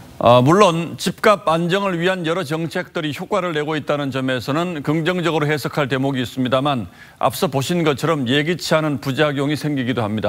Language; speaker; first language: Korean; native; Korean